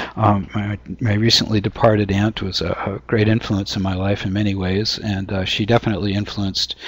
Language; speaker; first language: English; native; English